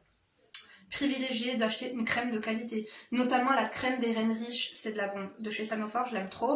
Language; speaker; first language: French; native; French